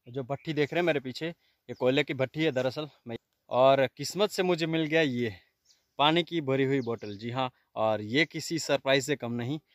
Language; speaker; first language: Hindi; non-native, local second language; Kachhi